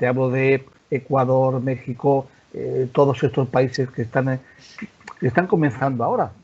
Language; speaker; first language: Spanish; native; Spanish